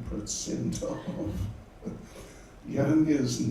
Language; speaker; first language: Russian; non-native, learner; English